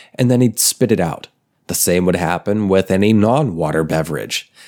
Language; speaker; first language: English; native; English